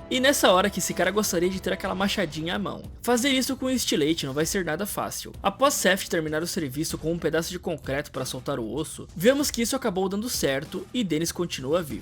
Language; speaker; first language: Portuguese; native; Portuguese